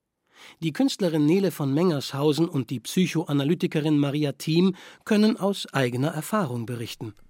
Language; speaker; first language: German; native; German